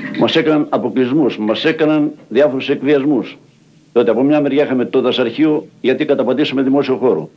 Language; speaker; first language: Greek; native; Greek